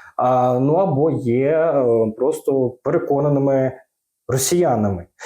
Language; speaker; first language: Ukrainian; non-native, local second language; Russian